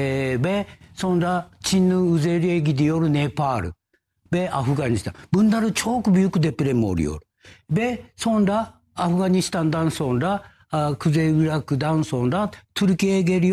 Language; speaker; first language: Turkish; non-native, learner; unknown